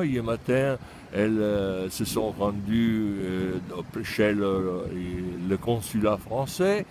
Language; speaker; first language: French; non-native, fluent; Italian